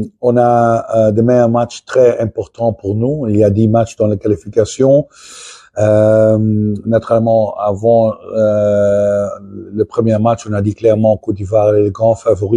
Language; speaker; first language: French; non-native, fluent; Dutch